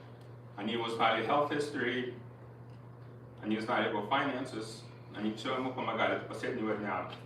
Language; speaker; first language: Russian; early bilingual, heritage; Russian